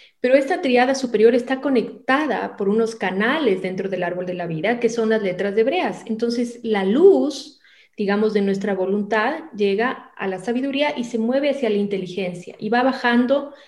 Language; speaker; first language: Spanish; native; Spanish